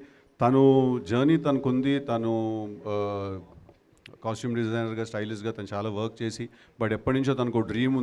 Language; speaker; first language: Telugu; native; Telugu